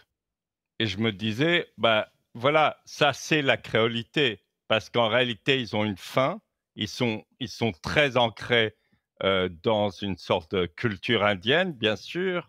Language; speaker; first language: French; native; French